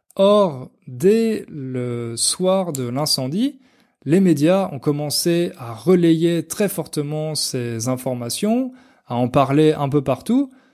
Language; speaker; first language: French; native; French